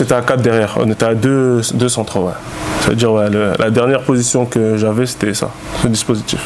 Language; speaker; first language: French; native; French